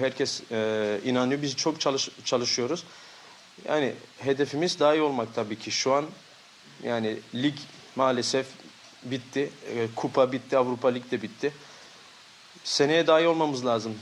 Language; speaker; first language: Turkish; early bilingual, heritage; Turkish